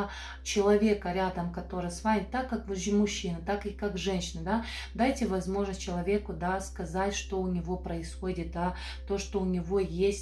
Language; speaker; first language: Russian; non-native, fluent; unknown